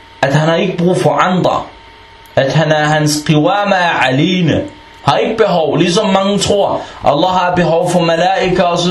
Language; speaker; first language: Danish; non-native, fluent; Arabic